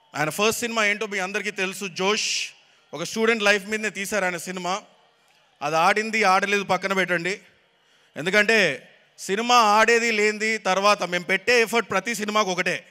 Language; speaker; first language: Telugu; native; Telugu